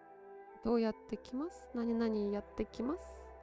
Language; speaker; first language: Japanese; non-native, learner; Russian